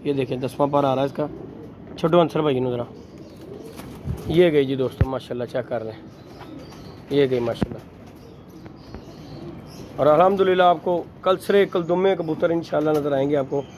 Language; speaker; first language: Hindi; non-native, local second language; Punjabi